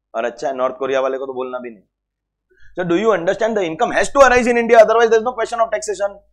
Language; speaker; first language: Hindi; native; Hindi